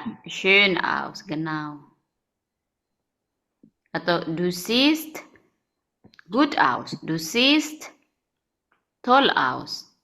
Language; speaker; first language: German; non-native, learner; Indonesian